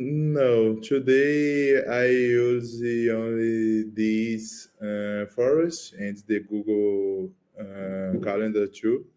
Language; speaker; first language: English; non-native, learner; Portuguese